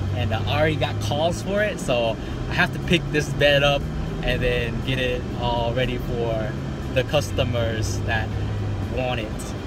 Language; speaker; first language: English; native; English